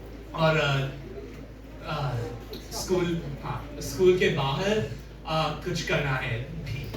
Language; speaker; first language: Hindi; early bilingual, heritage; English